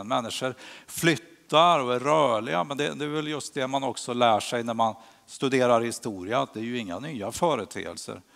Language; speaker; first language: Swedish; native; Swedish